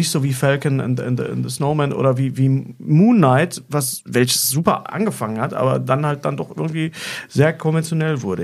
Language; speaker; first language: German; native; German